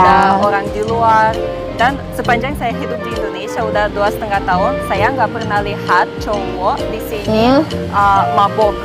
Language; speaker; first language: Indonesian; non-native, fluent; Russian